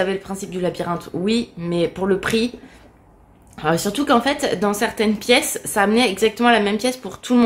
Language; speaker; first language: French; native; French